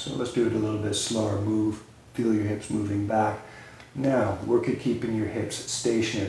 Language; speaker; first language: English; native; English